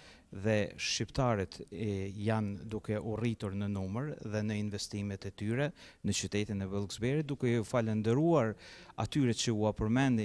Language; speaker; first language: Albanian; native; Albanian